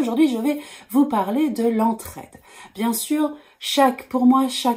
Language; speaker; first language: French; native; French